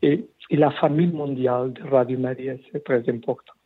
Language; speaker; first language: French; non-native, learner; Portuguese